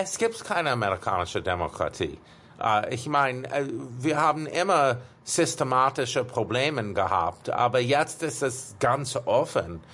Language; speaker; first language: German; non-native, fluent; English